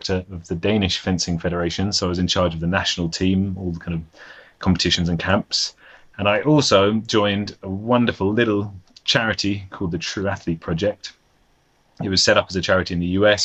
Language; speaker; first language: English; native; English